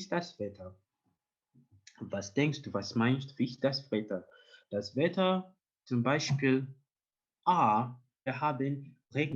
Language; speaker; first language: German; non-native, learner; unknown